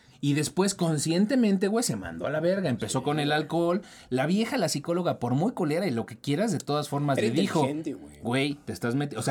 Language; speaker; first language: Spanish; native; Spanish